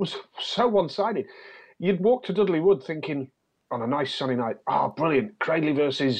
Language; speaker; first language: English; native; English